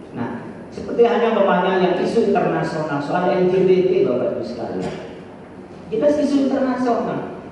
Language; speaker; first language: Indonesian; non-native, local second language; Madurese